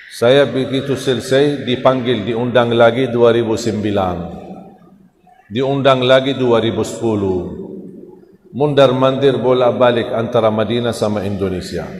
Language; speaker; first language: Indonesian; non-native, fluent; Arabic